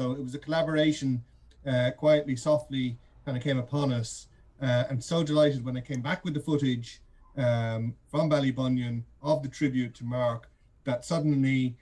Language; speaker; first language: English; native; English